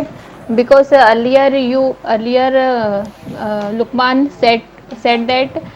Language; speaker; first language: English; non-native, learner; Hindi